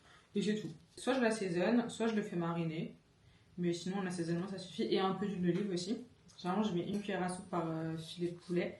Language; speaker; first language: French; native; French